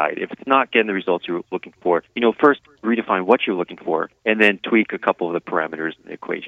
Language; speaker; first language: English; native; English